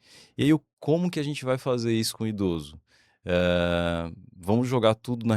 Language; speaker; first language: Portuguese; native; Portuguese